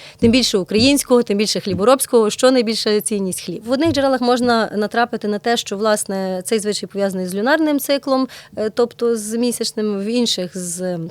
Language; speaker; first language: Ukrainian; native; Ukrainian